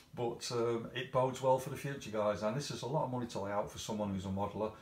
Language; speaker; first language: English; native; English